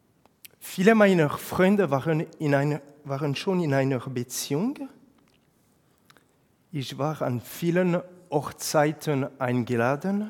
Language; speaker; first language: German; non-native, fluent; French